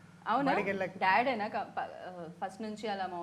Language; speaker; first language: Telugu; native; Telugu